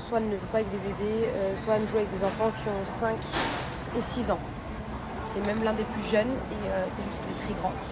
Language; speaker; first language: French; native; French